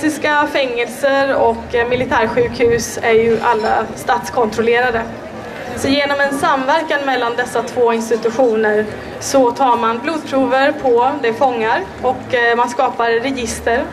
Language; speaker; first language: Swedish; native; Swedish